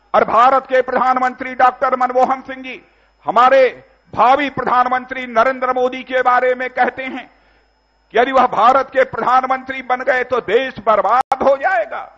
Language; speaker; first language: Hindi; native; Hindi